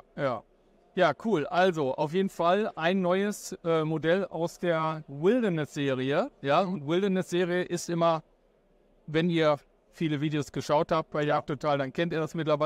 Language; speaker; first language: German; native; German